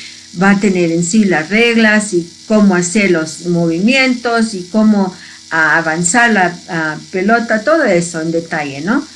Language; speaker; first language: Spanish; early bilingual, heritage; Spanish